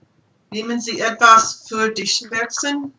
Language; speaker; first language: German; non-native, learner; English